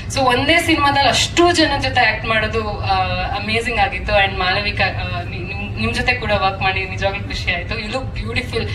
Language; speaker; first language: Kannada; non-native, learner; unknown